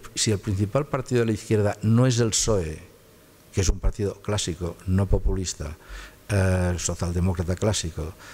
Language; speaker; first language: Spanish; native; Spanish